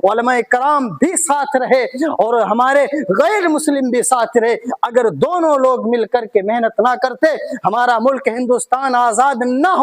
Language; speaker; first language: Urdu; native; Urdu